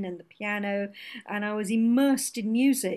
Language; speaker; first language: English; non-native, local second language; Gujarati